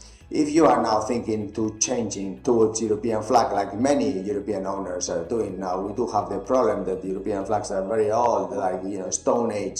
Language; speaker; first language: English; non-native, fluent; Spanish